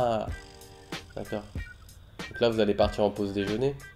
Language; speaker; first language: French; native; French